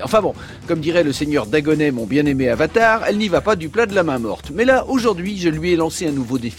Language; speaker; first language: French; native; French